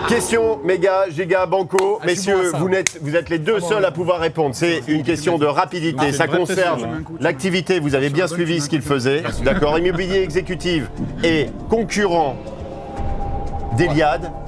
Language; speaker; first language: French; native; French